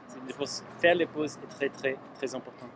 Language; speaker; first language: French; non-native, fluent; Slovak